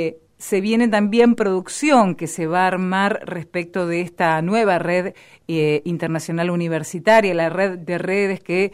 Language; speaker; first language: Spanish; native; Spanish